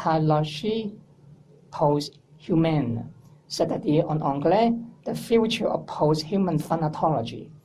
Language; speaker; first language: French; non-native, learner; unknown